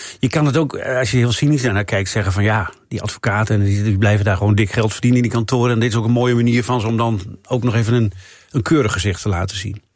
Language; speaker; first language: Dutch; native; Dutch